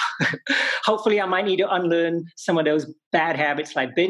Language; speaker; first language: English; native; English